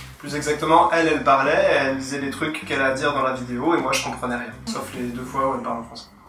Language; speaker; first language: French; native; French